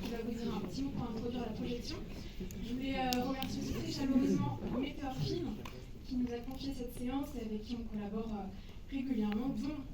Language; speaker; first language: French; native; French